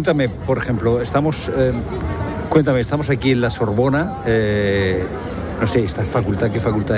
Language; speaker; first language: Spanish; native; Spanish